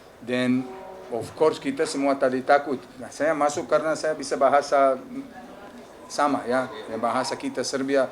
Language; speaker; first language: Indonesian; non-native, fluent; Serbian